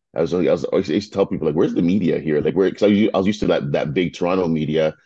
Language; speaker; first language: English; native; English